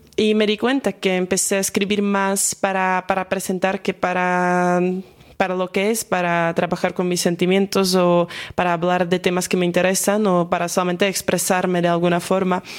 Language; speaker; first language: Spanish; non-native, fluent; Slovak